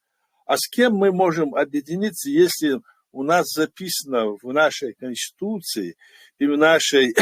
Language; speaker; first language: Russian; non-native, local second language; Chechen